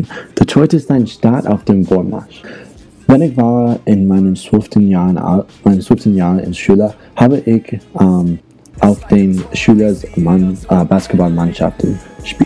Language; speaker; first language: German; non-native, learner; English